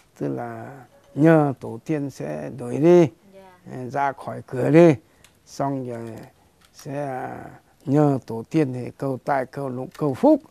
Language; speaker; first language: Vietnamese; non-native, local second language; Iu Mien